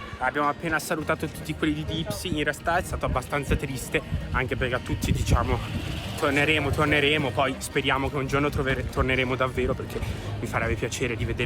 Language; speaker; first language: Italian; native; Italian